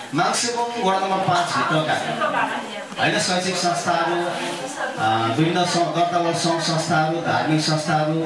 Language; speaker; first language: Nepali; non-native, local second language; Limbu